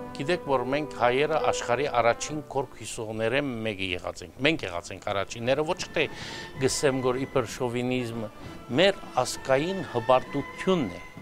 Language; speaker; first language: Armenian; early bilingual, heritage; Armenian